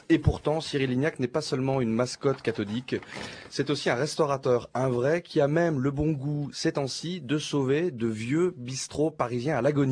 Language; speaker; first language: French; native; French